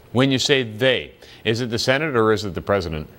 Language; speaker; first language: English; native; English